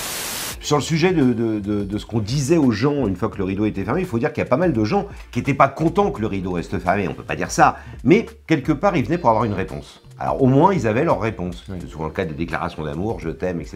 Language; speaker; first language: French; native; French